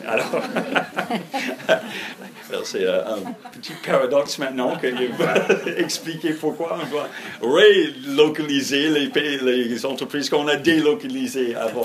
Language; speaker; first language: French; non-native, fluent; English